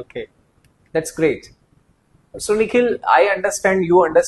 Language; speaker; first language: English; non-native, local second language; Hindi